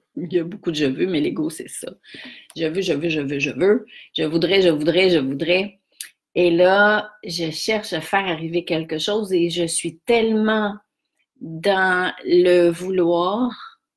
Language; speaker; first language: French; native; French